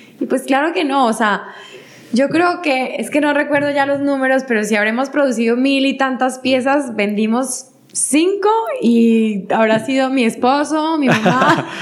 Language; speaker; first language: Spanish; native; Spanish